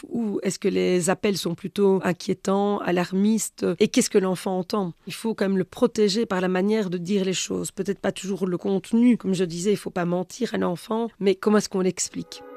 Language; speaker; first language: French; native; French